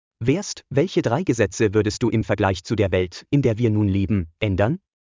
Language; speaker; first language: German; native; German